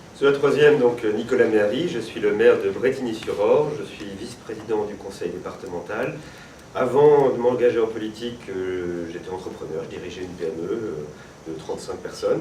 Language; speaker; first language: French; native; French